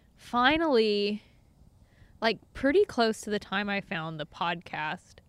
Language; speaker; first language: English; native; English